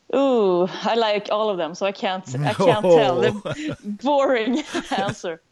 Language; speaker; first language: English; non-native, fluent; Swedish